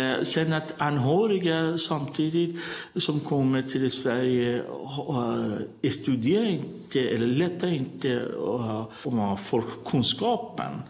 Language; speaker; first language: Swedish; non-native, learner; Persian